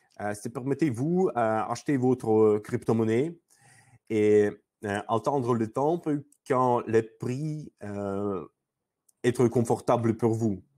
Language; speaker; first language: French; non-native, learner; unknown